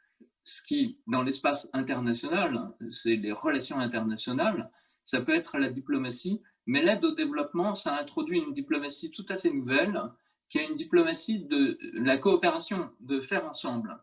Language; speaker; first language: French; native; French